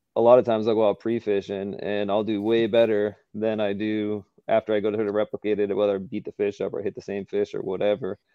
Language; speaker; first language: English; native; English